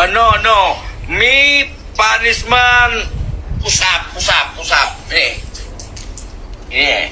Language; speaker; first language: English; non-native, learner; Javanese